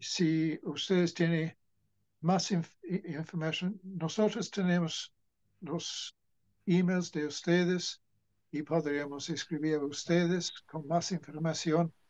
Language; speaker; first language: Spanish; non-native, fluent; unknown